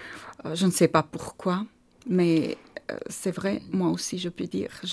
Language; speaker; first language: French; non-native, fluent; Armenian